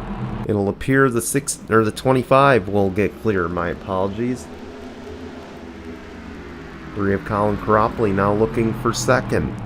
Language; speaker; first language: English; native; English